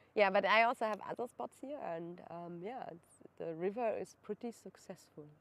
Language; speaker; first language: English; non-native, fluent; German